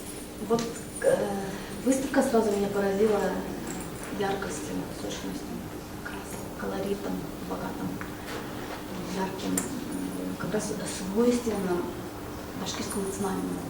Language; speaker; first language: Russian; native; Russian